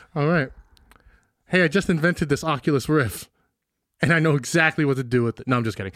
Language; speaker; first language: English; native; English